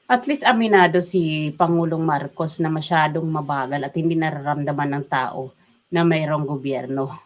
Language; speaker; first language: Filipino; non-native, local second language; Waray